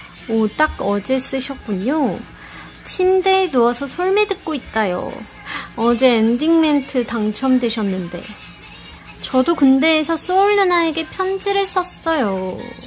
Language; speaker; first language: Korean; native; Korean